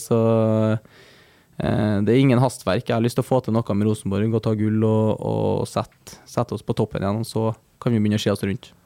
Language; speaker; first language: Norwegian; native; Norwegian